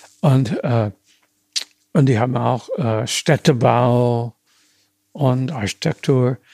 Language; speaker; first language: German; non-native, fluent; English